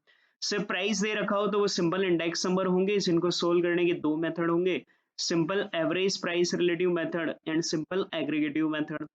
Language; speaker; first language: Hindi; native; Hindi